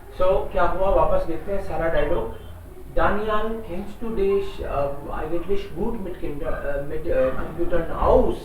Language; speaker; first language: German; non-native, fluent; Hindi